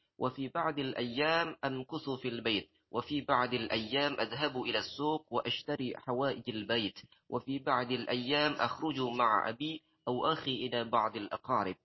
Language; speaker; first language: Arabic; non-native, learner; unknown